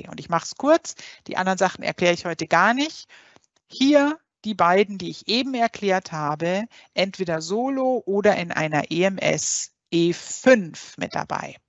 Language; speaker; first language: German; native; German